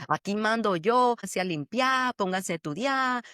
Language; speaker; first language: Spanish; early bilingual, heritage; Spanish